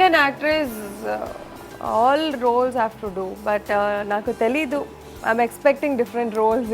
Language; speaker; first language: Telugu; non-native, local second language; Kannada